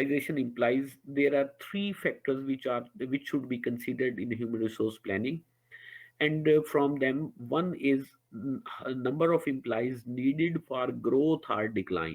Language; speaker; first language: English; non-native, local second language; Urdu